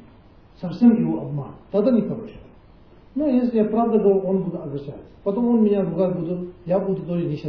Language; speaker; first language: Russian; non-native, learner; Tibetan